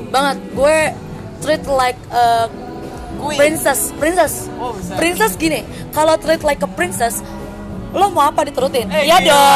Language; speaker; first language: Indonesian; native; Indonesian